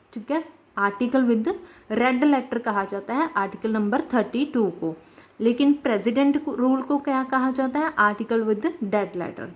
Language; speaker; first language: Hindi; native; Hindi